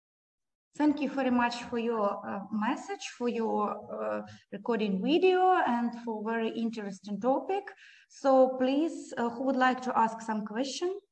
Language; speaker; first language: English; non-native, learner; Ukrainian